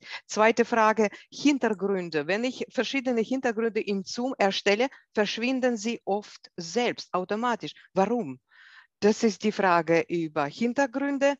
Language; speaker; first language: German; non-native, fluent; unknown